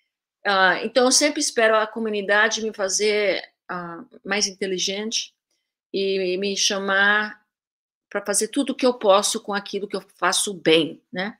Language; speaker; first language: Portuguese; early bilingual, heritage; Portuguese